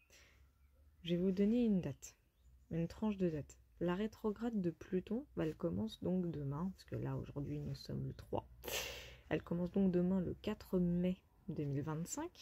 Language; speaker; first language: French; native; French